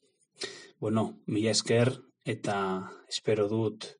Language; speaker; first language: Basque; non-native, learner; Spanish